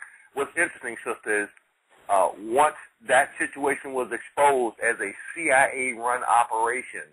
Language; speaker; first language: English; native; English